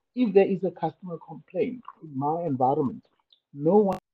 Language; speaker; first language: English; non-native, local second language; Tswana